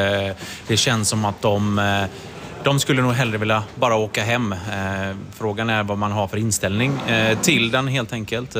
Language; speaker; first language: Swedish; native; Swedish